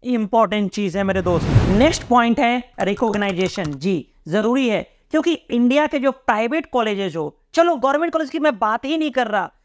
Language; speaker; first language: Hindi; native; Hindi